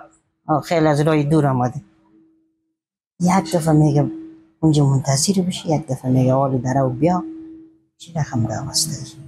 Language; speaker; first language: Persian; non-native, local second language; Hazaragi